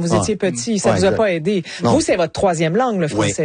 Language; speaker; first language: French; native; French